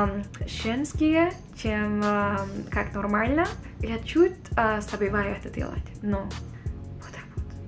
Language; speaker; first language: Russian; non-native, fluent; Swedish